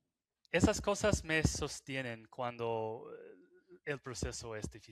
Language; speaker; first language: Spanish; non-native, fluent; English